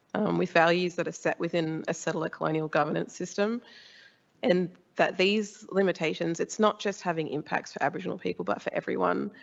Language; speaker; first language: English; native; English